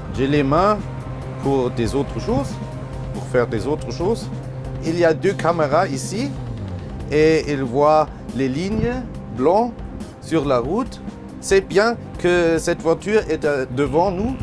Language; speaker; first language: French; non-native, learner; German